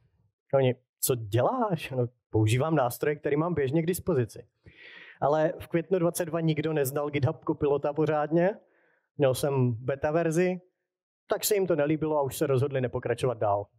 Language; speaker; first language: Czech; native; Czech